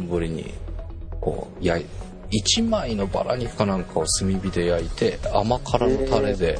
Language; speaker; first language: Japanese; native; Japanese